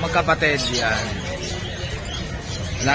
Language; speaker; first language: Filipino; native; Filipino